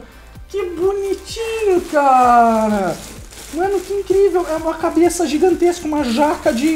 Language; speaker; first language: Portuguese; native; Portuguese